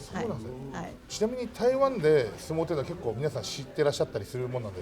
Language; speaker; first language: Japanese; native; Japanese